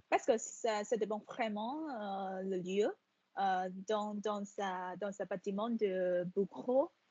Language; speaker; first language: French; non-native, fluent; Vietnamese